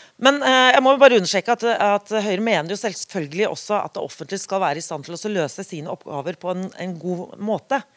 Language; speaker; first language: Norwegian; native; Norwegian